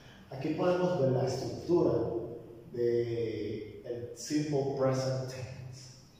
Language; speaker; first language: Spanish; native; Spanish